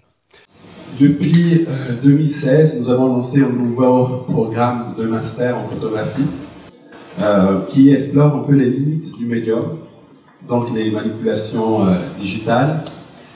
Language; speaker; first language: French; native; French